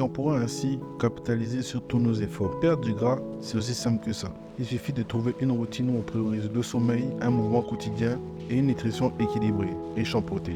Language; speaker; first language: French; native; French